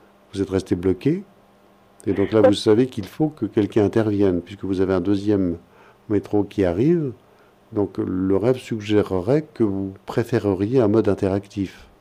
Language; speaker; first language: French; native; French